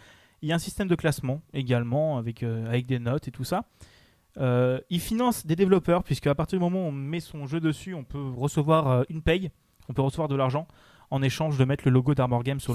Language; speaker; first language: French; native; French